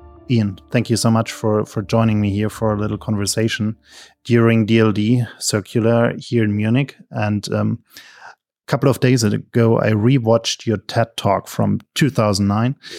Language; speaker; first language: English; non-native, fluent; German